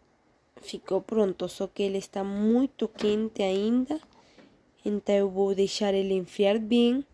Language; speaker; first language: Portuguese; non-native, fluent; Spanish